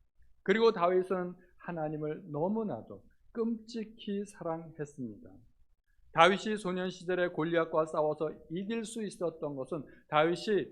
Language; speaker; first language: Korean; native; Korean